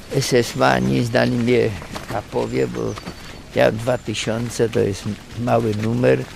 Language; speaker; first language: Polish; native; Polish